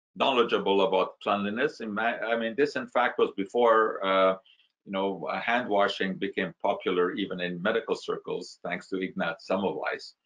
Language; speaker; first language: English; non-native, fluent; Hungarian